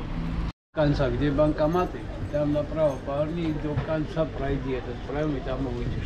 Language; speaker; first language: Russian; non-native, fluent; Georgian